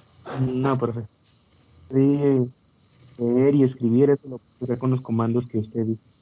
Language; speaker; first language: Spanish; native; Spanish